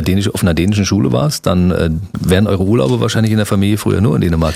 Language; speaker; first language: German; native; German